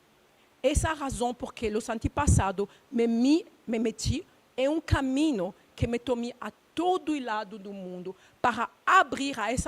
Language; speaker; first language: Portuguese; non-native, learner; Luba-Lulua